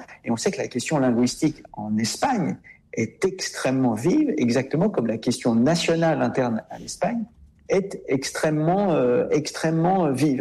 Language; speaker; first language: French; native; French